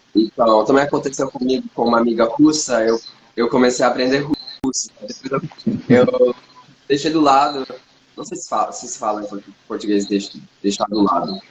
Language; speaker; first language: Portuguese; non-native, fluent; French